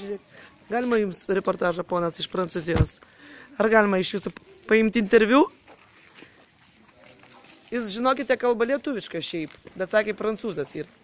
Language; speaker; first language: Lithuanian; native; Lithuanian